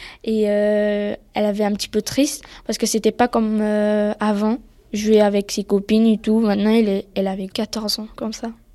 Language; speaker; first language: French; early bilingual, other home language; Pashto